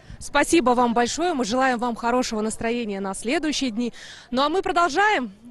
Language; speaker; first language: Russian; native; Russian